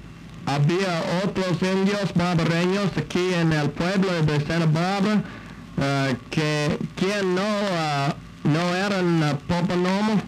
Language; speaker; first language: Spanish; non-native, fluent; English